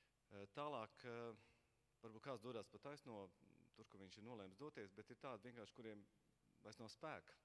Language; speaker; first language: Latvian; native; Latvian